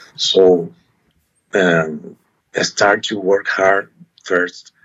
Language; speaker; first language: English; non-native, learner; Spanish